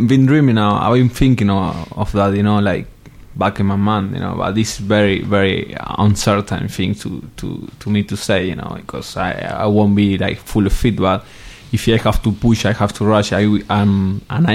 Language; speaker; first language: English; non-native, fluent; Spanish